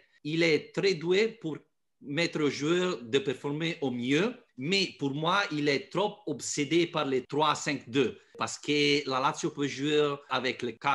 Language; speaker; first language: French; non-native, fluent; Italian